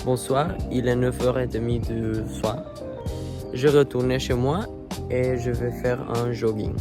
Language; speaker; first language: French; non-native, learner; Spanish